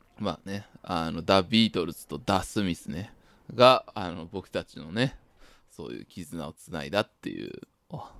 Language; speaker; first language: Japanese; native; Japanese